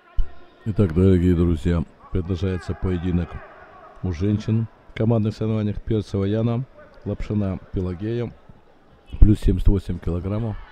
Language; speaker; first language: Russian; native; Russian